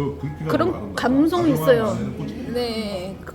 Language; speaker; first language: Korean; non-native, local second language; Chinese